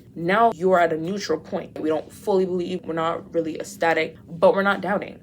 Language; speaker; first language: English; native; English